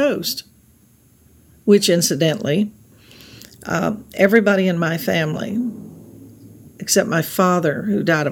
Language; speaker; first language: English; native; English